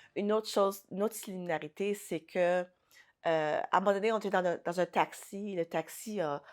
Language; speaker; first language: French; early bilingual, other home language; Haitian Creole